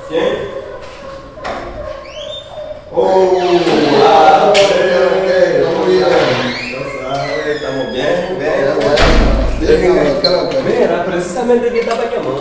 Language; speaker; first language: Spanish; non-native, learner; Haitian Creole